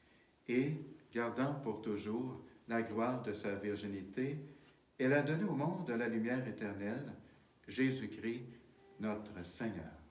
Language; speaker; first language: French; native; French